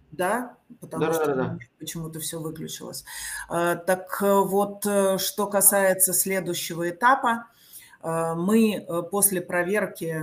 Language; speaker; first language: Russian; native; Russian